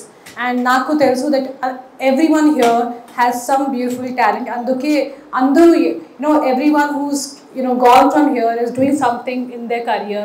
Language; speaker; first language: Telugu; non-native, learner; Hindi